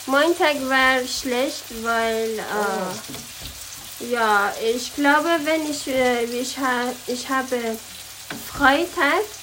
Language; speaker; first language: German; non-native, learner; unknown